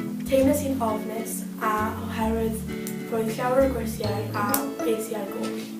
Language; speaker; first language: Welsh; non-native, local second language; English